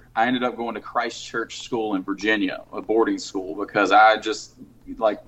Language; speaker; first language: English; native; English